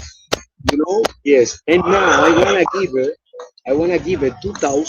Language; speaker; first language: English; non-native, learner; Spanish